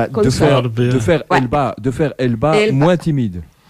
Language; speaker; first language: French; native; French